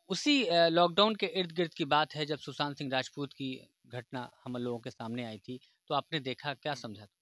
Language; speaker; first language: Hindi; native; Hindi